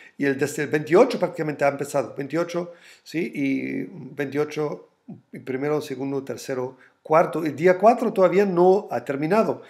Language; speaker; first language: Spanish; non-native, fluent; German